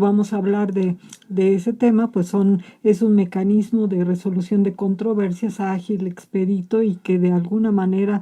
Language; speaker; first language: Spanish; native; Spanish